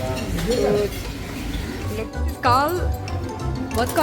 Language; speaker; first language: English; non-native, learner; Persian